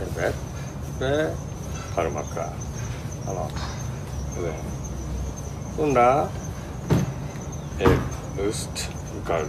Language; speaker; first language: Turkish; non-native, learner; Japanese